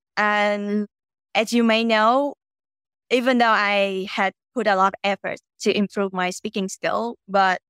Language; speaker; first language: English; non-native, fluent; Vietnamese